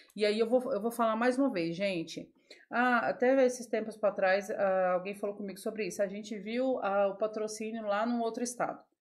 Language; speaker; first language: Portuguese; native; Portuguese